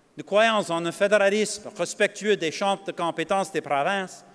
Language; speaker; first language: French; non-native, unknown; English